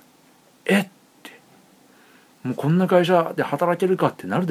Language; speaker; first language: Japanese; native; Japanese